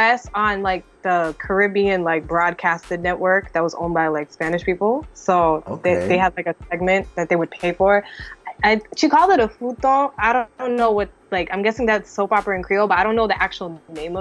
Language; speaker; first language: English; native; English